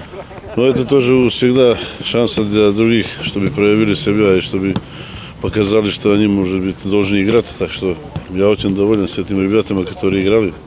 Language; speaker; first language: Russian; non-native, fluent; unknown